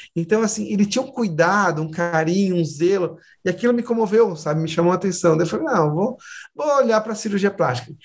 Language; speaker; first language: Portuguese; native; Portuguese